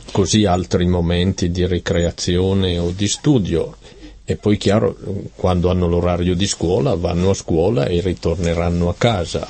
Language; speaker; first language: Italian; native; Italian